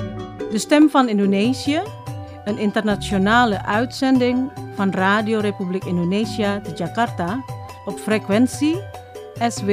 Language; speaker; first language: Dutch; non-native, fluent; Indonesian